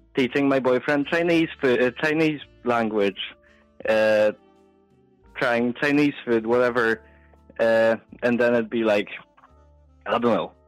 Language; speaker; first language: English; non-native, fluent; Polish